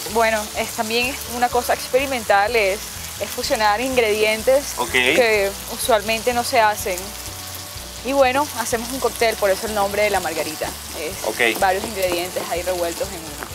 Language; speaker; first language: Spanish; native; Spanish